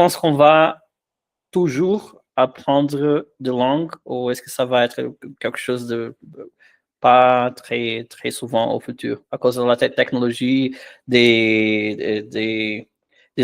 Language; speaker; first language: French; non-native, fluent; Portuguese